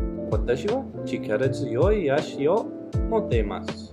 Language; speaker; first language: Japanese; non-native, learner; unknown